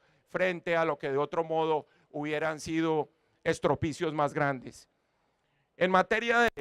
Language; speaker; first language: Spanish; native; Spanish